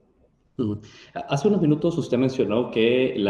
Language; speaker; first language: Spanish; native; Spanish